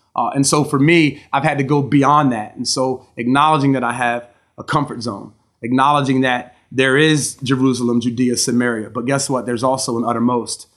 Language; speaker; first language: English; native; English